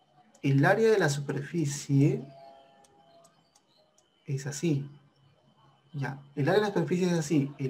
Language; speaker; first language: Spanish; native; Spanish